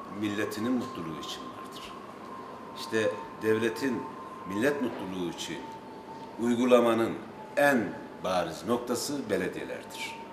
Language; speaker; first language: Turkish; native; Turkish